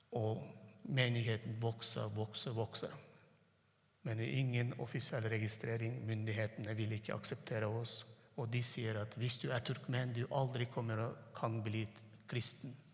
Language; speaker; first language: Norwegian; non-native, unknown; Turkmen